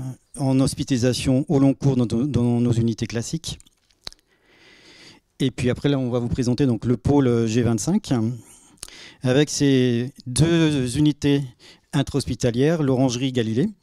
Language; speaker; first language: French; native; French